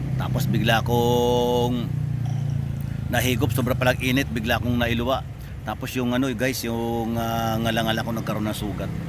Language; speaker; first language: Filipino; native; Filipino